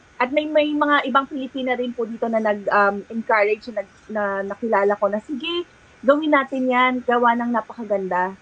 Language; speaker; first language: Filipino; native; Filipino